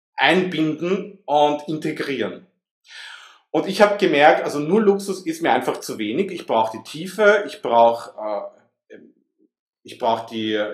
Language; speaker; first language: German; native; German